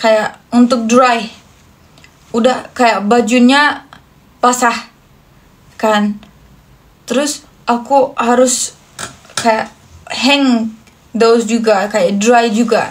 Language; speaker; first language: Indonesian; non-native, fluent; Turkish